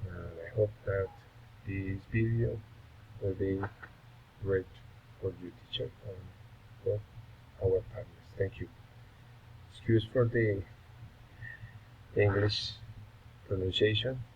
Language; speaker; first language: English; non-native, learner; Spanish